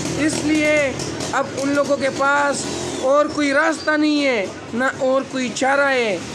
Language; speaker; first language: Urdu; non-native, local second language; Pashto